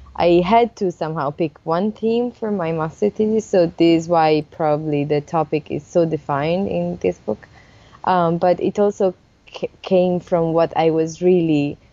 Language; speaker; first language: English; non-native, fluent; Italian